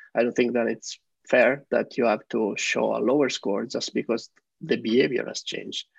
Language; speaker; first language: English; non-native, fluent; Italian